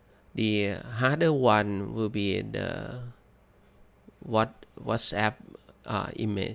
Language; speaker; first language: English; non-native, fluent; Thai